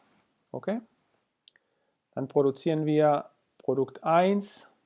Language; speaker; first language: German; non-native, fluent; Spanish